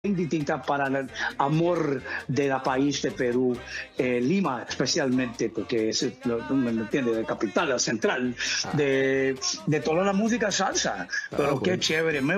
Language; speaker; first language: Spanish; early bilingual, heritage; English